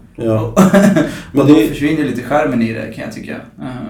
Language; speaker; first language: Swedish; native; Swedish